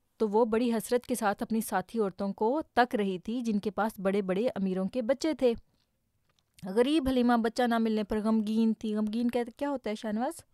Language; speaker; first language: Urdu; native; Urdu